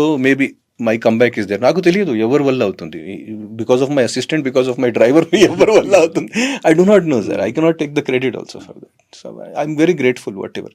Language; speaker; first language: Telugu; non-native, fluent; Hindi